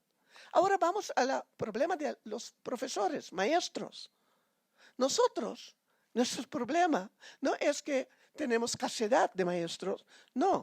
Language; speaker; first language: Spanish; non-native, fluent; Papiamento